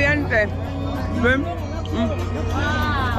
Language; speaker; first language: Spanish; non-native, learner; English